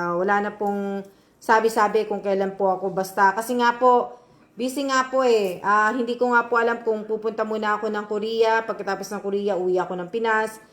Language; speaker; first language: Filipino; native; Filipino